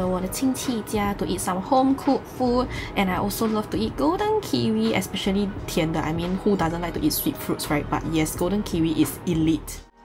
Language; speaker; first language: English; non-native, local second language; Chinese